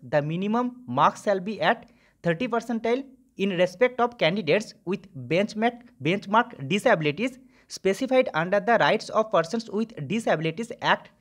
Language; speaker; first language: English; non-native, local second language; Bangla